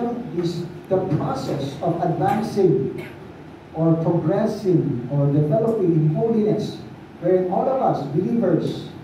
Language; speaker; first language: English; non-native, local second language; Filipino